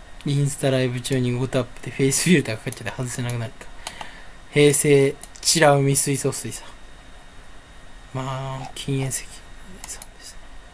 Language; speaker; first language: Japanese; native; Japanese